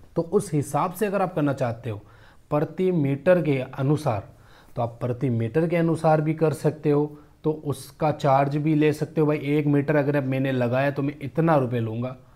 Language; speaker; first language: Hindi; native; Hindi